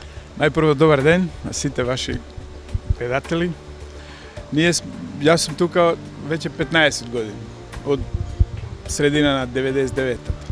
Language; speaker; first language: Macedonian; non-native, local second language; Albanian